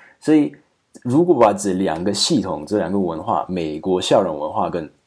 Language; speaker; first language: Chinese; non-native, fluent; Slovak